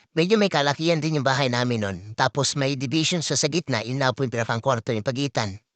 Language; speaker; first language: Filipino; native; Filipino